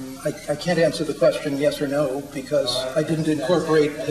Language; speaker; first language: English; native; English